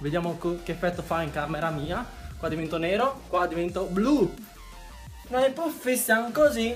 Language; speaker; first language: Italian; early bilingual, other home language; Chinese